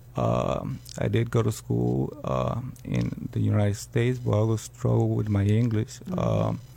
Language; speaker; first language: English; early bilingual, other home language; Spanish